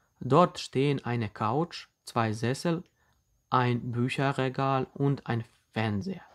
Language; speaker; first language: German; non-native, fluent; Bosnian